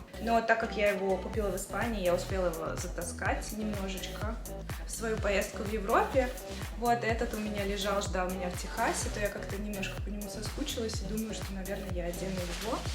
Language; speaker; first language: Russian; native; Russian